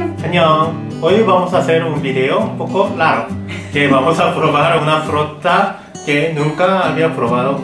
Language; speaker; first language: Spanish; non-native, learner; Korean